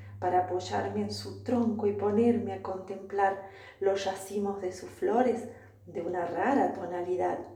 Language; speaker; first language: Spanish; native; Spanish